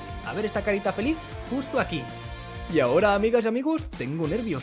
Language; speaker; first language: Spanish; native; Spanish